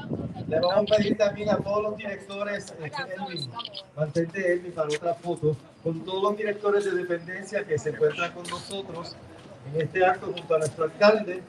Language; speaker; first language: Spanish; native; Spanish